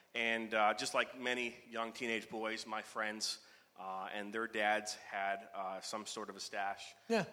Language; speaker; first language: English; native; English